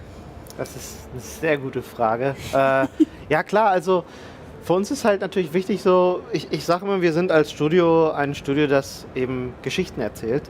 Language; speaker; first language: German; native; German